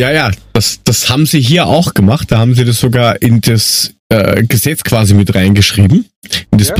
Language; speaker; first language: German; native; German